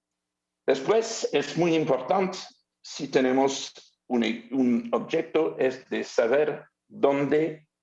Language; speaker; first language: Spanish; non-native, learner; French